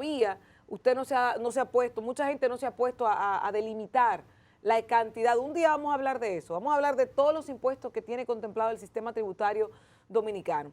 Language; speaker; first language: Spanish; native; Spanish